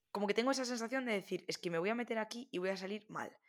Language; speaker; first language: Spanish; native; Spanish